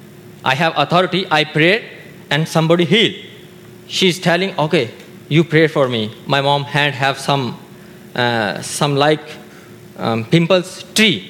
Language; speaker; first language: English; non-native, learner; Urdu